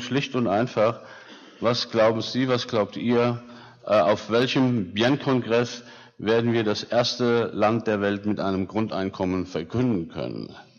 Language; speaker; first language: German; native; German